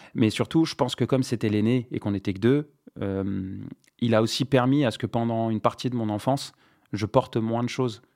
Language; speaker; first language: French; non-native, local second language; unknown